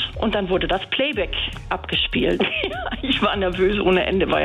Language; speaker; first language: German; native; German